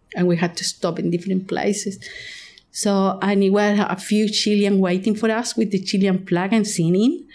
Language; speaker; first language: English; non-native, fluent; Spanish